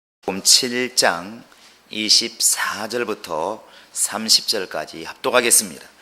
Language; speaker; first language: Korean; native; Korean